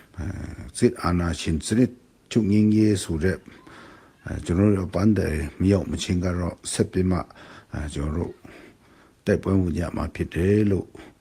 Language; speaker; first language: Burmese; non-native, local second language; Kachin